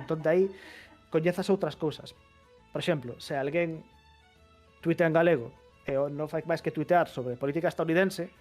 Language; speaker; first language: Galician; non-native, local second language; Spanish